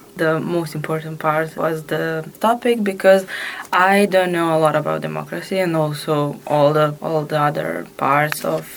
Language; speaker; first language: English; non-native, fluent; Serbian